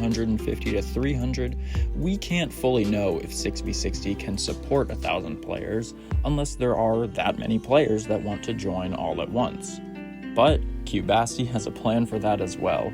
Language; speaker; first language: English; native; English